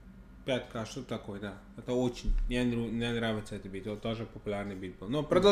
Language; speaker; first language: Russian; non-native, learner; English